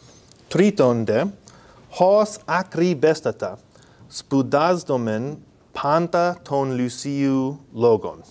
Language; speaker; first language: Greek; non-native, fluent; English